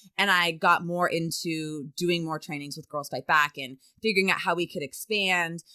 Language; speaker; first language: English; native; English